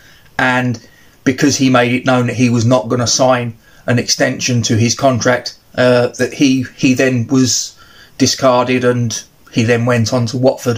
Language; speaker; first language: English; native; English